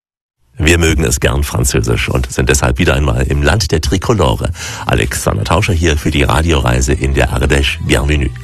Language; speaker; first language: German; native; German